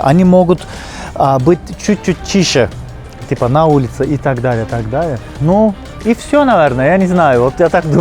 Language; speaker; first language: Russian; non-native, fluent; Turkish